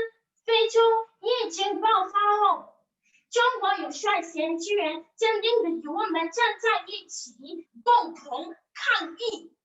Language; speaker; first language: Chinese; non-native, learner; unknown